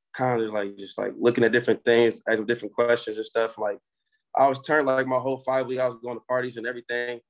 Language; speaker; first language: English; native; English